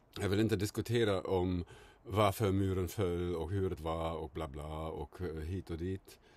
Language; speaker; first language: Swedish; non-native, fluent; German